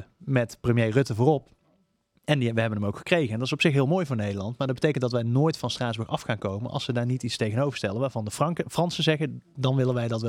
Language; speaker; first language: Dutch; native; Dutch